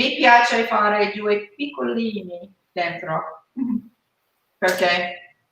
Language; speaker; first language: Italian; non-native, learner; English